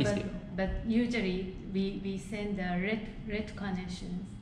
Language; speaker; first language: English; non-native, fluent; Japanese